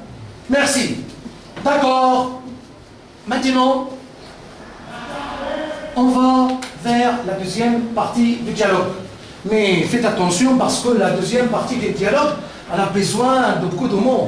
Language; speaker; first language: French; non-native, fluent; Arabic